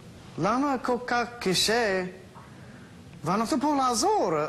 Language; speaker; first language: Hebrew; non-native, local second language; English